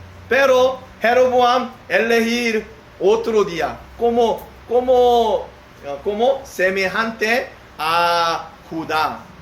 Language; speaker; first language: Spanish; non-native, learner; Korean